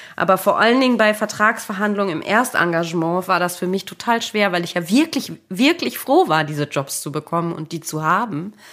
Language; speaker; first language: German; native; German